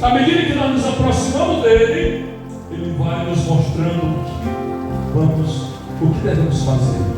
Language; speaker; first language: Portuguese; native; Portuguese